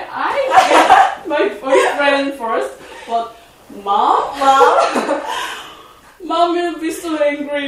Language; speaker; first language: English; non-native, learner; Korean